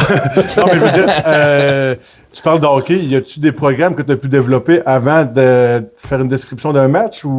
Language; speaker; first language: French; native; French